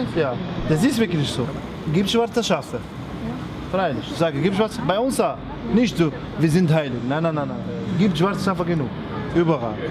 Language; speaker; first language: German; non-native, learner; Arabic